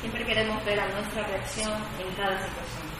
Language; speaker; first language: Spanish; native; Spanish